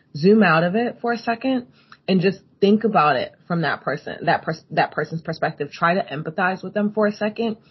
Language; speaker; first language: English; native; English